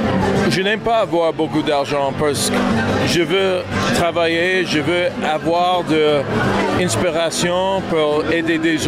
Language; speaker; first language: French; non-native, learner; English